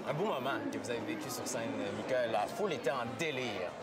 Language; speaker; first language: French; native; French